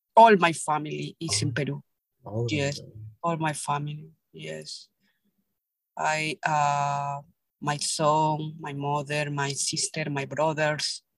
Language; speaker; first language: English; non-native, learner; Spanish